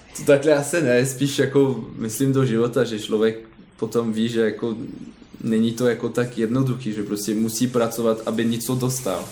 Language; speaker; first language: Czech; non-native, learner; French